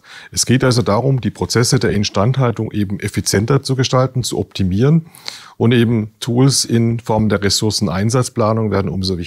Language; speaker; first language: German; native; German